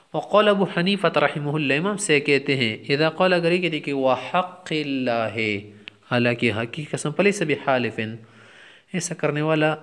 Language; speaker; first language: Urdu; non-native, local second language; Pashto